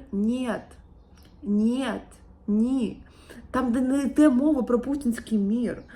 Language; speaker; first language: Ukrainian; non-native, local second language; Russian